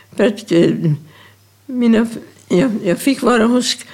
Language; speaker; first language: Swedish; early bilingual, other home language; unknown